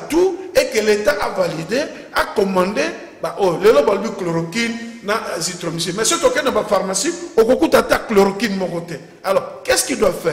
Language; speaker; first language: French; non-native, local second language; Lingala